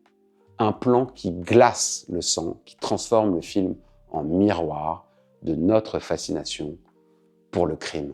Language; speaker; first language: French; native; French